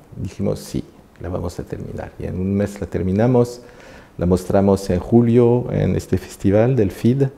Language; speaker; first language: Spanish; non-native, fluent; French